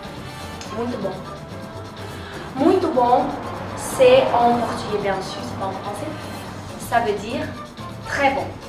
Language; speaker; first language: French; non-native, fluent; Portuguese